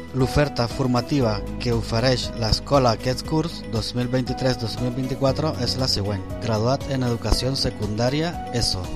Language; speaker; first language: Catalan; non-native, learner; Spanish